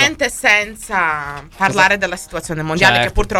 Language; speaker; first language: Italian; native; Italian